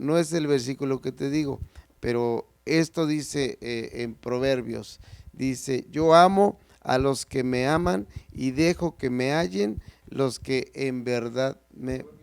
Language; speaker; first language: Spanish; native; Spanish